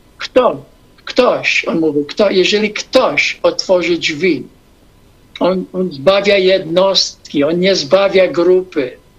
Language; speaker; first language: Polish; non-native, fluent; English